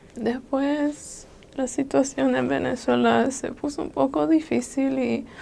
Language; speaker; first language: Spanish; early bilingual, other home language; English